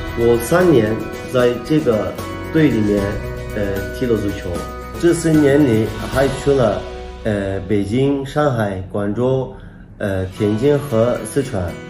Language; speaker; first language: Chinese; non-native, fluent; Turkish